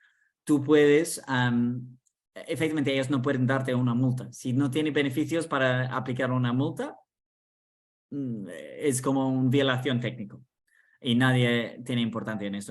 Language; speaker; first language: Spanish; non-native, fluent; English